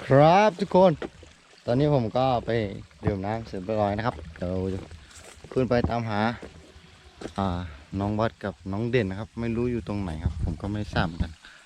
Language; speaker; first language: Thai; non-native, local second language; Karen languages